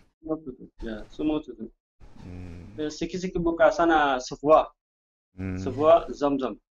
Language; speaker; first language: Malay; non-native, learner; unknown